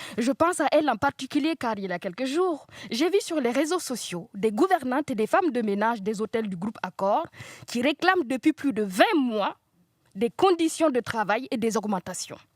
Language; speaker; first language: French; non-native, local second language; Mossi